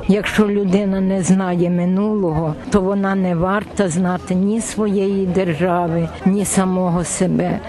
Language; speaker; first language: Ukrainian; native; Ukrainian